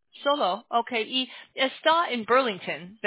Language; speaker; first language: Spanish; non-native, learner; English